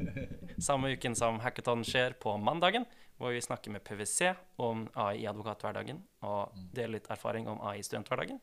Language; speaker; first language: Norwegian; native; Norwegian